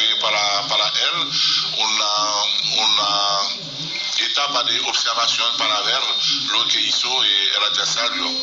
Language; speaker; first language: Spanish; non-native, fluent; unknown